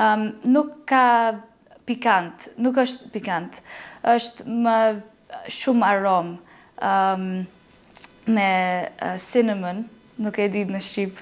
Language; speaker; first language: Albanian; non-native, learner; English